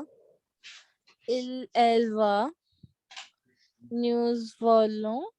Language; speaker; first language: French; non-native, learner; Hindi